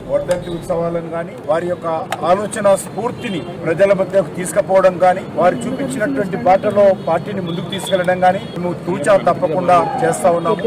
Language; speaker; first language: Telugu; native; Telugu